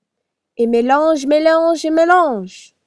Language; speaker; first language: French; non-native, learner; English